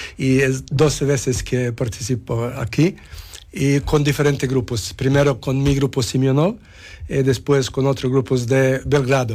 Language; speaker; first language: Spanish; non-native, learner; Serbian